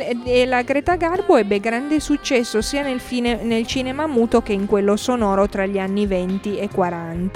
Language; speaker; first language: Italian; native; Italian